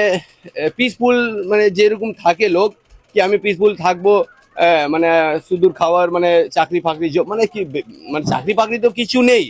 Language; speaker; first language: Bangla; non-native, local second language; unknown